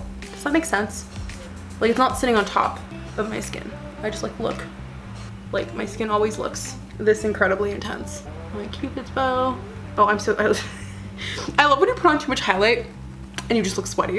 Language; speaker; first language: English; native; English